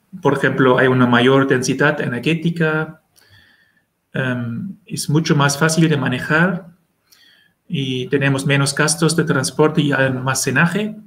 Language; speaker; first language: Spanish; non-native, learner; German